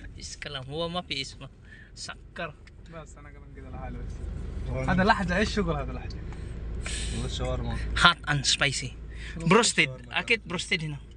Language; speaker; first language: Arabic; non-native, learner; Filipino